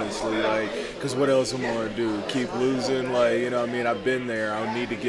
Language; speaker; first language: English; native; English